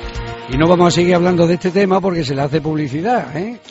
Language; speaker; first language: Spanish; native; Spanish